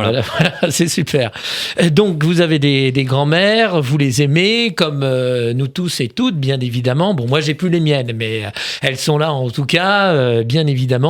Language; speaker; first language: French; native; French